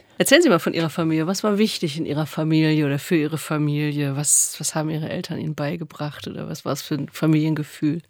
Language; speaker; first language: German; native; German